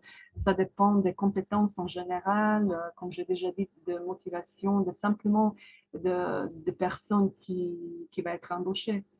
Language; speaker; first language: French; non-native, fluent; Croatian